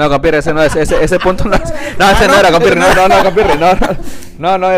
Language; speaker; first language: Spanish; native; Spanish